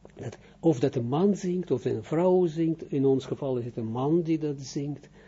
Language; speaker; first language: Dutch; non-native, fluent; Russian